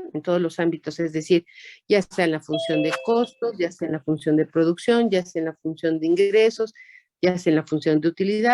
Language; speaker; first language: Spanish; native; Spanish